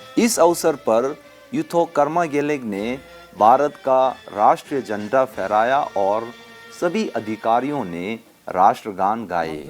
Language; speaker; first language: Hindi; non-native, local second language; Tibetan